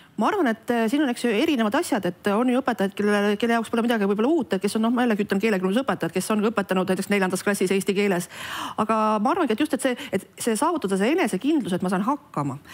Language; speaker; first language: Estonian; non-native, local second language; Russian